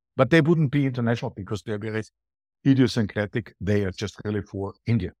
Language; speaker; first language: English; non-native, fluent; German